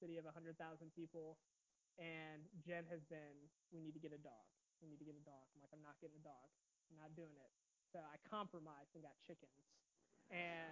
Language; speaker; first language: English; native; English